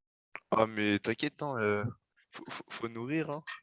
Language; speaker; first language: French; native; French